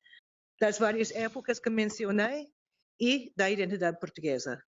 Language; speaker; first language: Portuguese; non-native, fluent; English